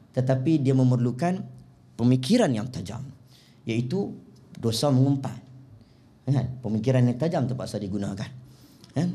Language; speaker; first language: Malay; native; Malay